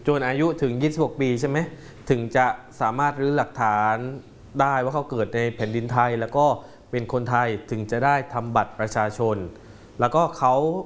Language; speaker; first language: Thai; native; Thai